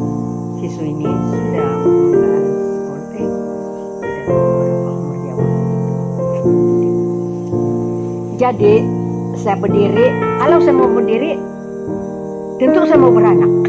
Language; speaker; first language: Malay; non-native, local second language; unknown